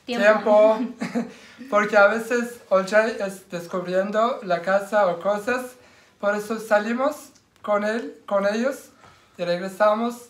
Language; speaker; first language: Spanish; non-native, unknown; Turkish